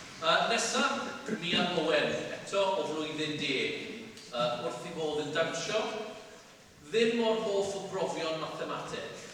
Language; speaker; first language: Welsh; native; Welsh